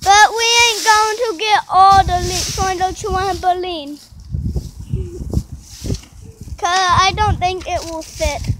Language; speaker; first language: English; native; English